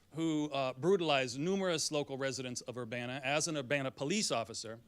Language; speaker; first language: English; native; English